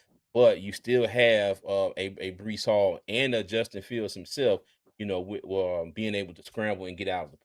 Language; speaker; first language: English; native; English